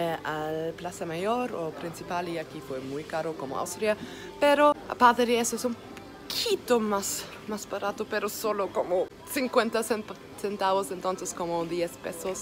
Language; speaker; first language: Spanish; non-native, learner; German